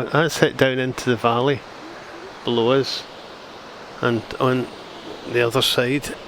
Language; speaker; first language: English; native; English